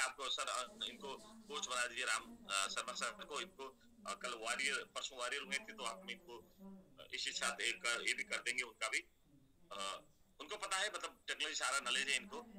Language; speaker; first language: Hindi; native; Hindi